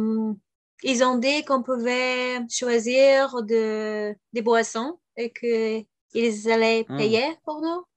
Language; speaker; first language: French; non-native, fluent; Bulgarian